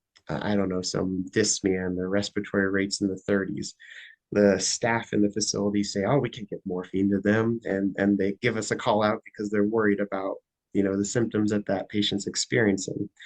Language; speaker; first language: English; native; English